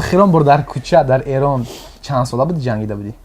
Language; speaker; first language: Persian; native; Persian